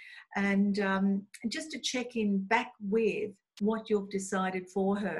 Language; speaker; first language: English; native; English